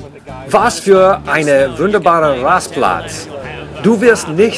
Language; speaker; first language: German; non-native, learner; English